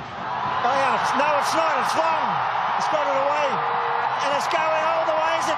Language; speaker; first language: English; native; English